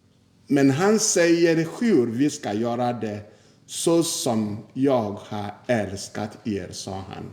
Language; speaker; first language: Swedish; non-native, fluent; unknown